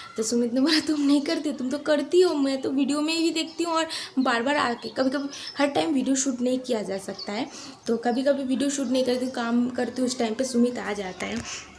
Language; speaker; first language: Hindi; non-native, local second language; Bangla